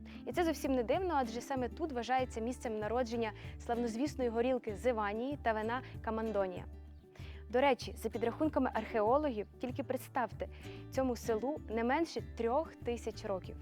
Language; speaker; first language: Ukrainian; native; Ukrainian